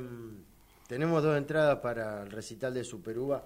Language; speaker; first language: Spanish; native; Spanish